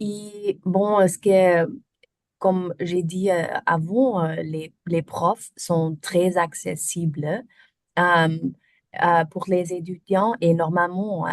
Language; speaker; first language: French; non-native, learner; German